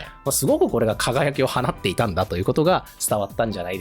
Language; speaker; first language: Japanese; native; Japanese